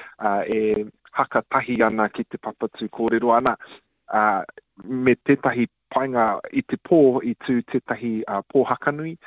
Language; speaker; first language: Māori; native; Māori